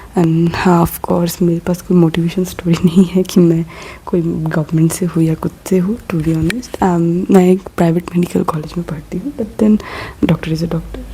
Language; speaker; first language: Hindi; non-native, local second language; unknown